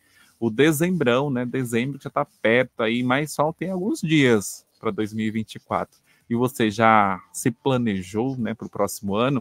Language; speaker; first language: Portuguese; native; Portuguese